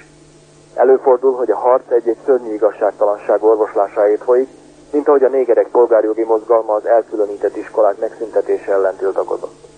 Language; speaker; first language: Hungarian; native; Hungarian